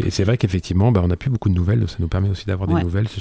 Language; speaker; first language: French; native; French